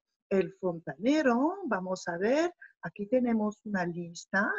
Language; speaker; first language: Spanish; non-native, fluent; French